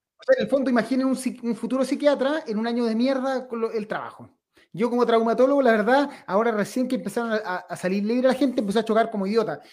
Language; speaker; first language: Spanish; native; Spanish